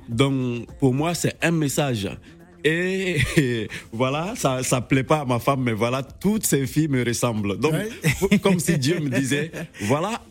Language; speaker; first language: French; non-native, local second language; Bambara